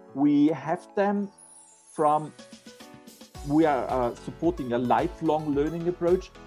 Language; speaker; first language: English; non-native, fluent; German